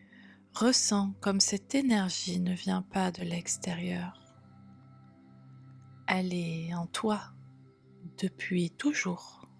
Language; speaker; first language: French; native; French